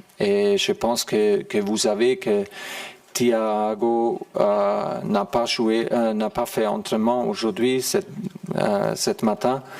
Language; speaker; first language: French; non-native, fluent; German